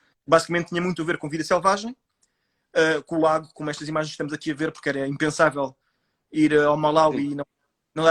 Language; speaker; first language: Portuguese; native; Portuguese